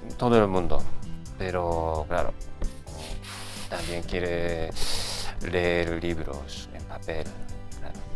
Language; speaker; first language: Spanish; non-native, fluent; Japanese